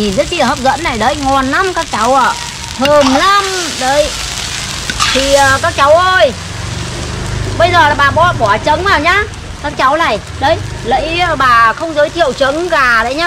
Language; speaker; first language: Vietnamese; native; Vietnamese